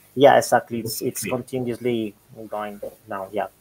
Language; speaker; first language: English; non-native, fluent; Spanish